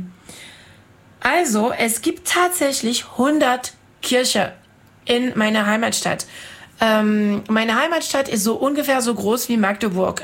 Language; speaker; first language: German; non-native, fluent; French